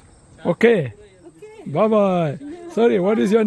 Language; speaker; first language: English; non-native, learner; Tibetan